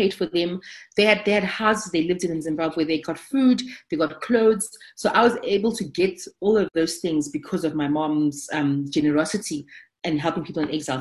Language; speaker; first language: English; non-native, local second language; Zulu